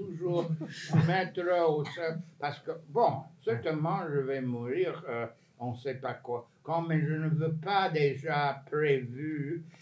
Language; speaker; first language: French; non-native, fluent; English